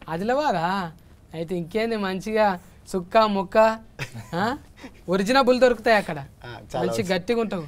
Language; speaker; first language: Telugu; native; Telugu